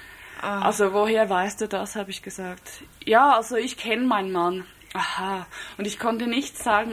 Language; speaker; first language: German; non-native, fluent; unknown